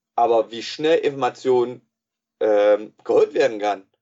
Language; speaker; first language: German; non-native, fluent; English